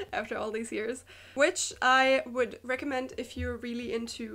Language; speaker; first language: English; non-native, fluent; German